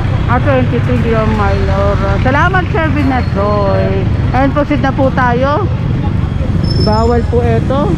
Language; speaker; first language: Filipino; native; Filipino